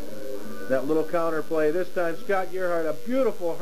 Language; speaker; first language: English; native; English